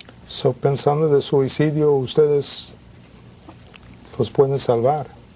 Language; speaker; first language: Spanish; early bilingual, heritage; Spanish